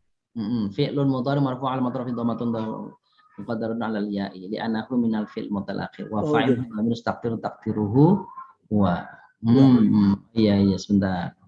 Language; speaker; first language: Arabic; non-native, fluent; Indonesian